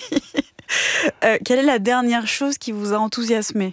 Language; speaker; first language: French; native; French